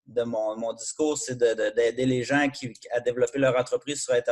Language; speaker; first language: French; native; French